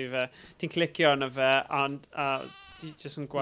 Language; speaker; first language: Welsh; native; Welsh